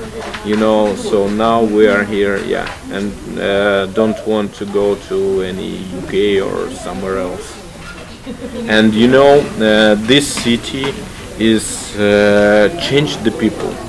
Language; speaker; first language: English; non-native, learner; Ukrainian